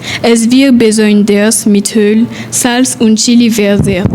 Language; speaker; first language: German; non-native, learner; French